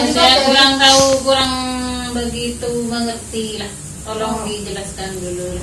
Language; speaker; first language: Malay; non-native, local second language; Madurese